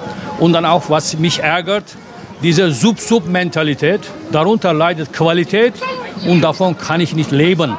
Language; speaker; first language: German; non-native, fluent; Turkish